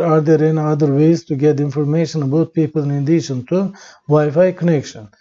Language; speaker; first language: English; non-native, fluent; Turkish